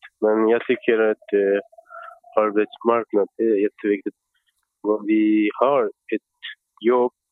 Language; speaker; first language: Swedish; non-native, fluent; Persian